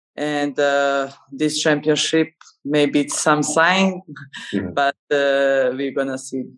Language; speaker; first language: English; non-native, fluent; Serbian